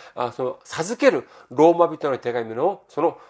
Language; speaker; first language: Japanese; non-native, fluent; Korean